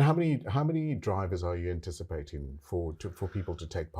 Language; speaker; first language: English; native; English